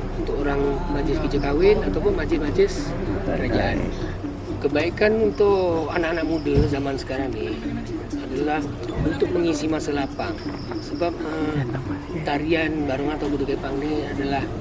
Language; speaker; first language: Malay; native; Malay